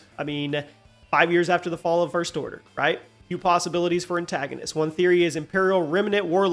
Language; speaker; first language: English; native; English